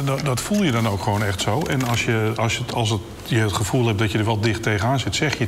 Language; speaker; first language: Dutch; native; Dutch